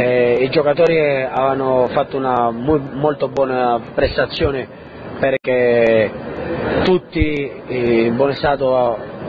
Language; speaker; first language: Italian; early bilingual, heritage; Spanish